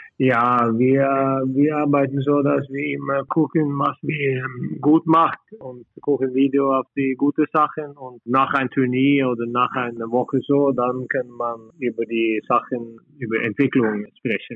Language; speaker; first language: German; non-native, learner; Norwegian